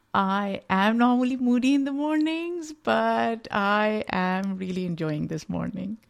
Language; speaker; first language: English; non-native, local second language; Urdu